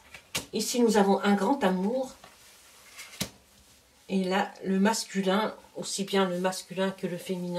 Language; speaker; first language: French; native; French